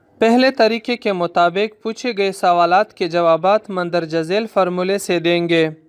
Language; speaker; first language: Urdu; non-native, local second language; Pashto